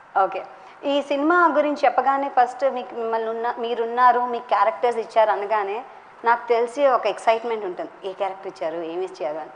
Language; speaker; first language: Telugu; native; Telugu